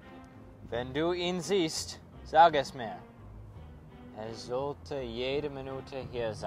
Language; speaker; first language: German; non-native, learner; English